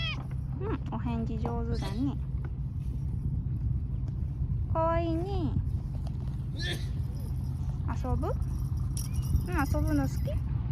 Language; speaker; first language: Japanese; native; Japanese